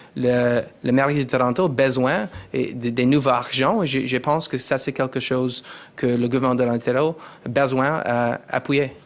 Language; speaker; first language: French; non-native, learner; English